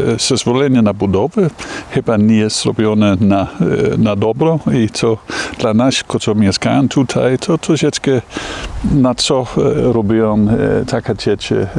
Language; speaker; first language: Polish; non-native, learner; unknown